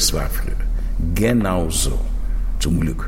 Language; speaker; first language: German; non-native, fluent; Russian